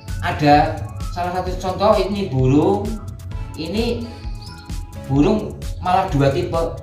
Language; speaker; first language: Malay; non-native, local second language; Javanese